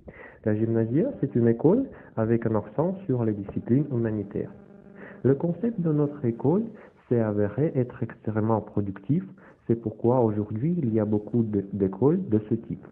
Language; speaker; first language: French; non-native, learner; Russian